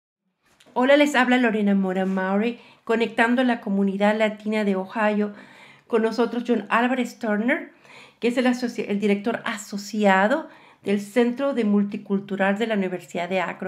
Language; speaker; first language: Spanish; native; Spanish